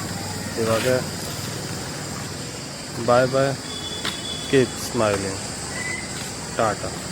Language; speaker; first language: Kannada; non-native, local second language; Hindi